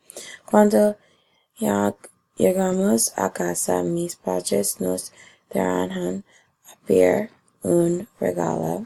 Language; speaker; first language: Spanish; non-native, learner; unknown